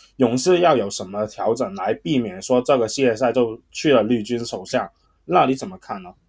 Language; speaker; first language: Chinese; non-native, local second language; Cantonese